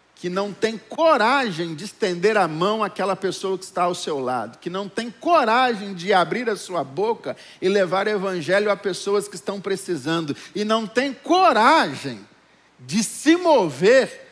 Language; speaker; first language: Portuguese; native; Portuguese